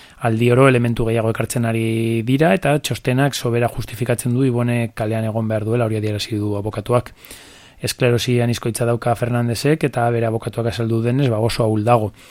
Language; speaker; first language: Basque; native; Basque